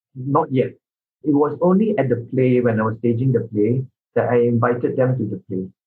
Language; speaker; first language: English; non-native, local second language; Min Nan Chinese